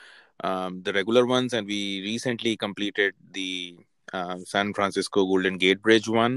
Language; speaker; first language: English; non-native, local second language; Hindi